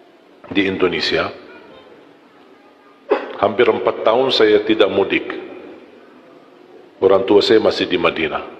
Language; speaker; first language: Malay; non-native, fluent; Arabic